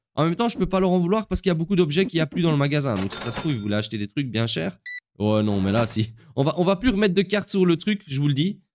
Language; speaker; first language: French; native; French